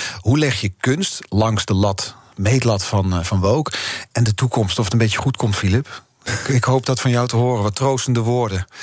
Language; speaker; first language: Dutch; native; Dutch